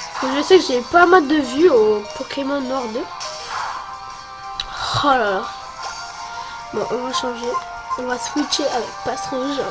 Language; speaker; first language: French; native; French